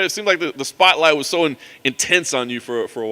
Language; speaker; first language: English; native; English